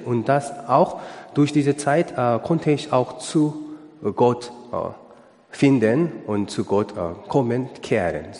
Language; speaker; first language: German; non-native, learner; Korean